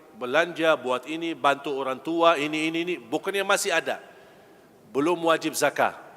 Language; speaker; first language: Malay; non-native, fluent; Arabic